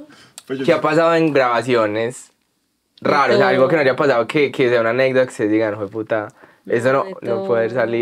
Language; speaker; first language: Spanish; native; Spanish